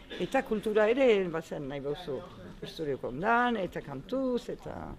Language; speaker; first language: Basque; native; Basque